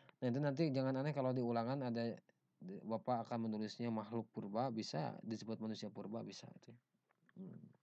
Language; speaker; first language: Indonesian; non-native, local second language; Sundanese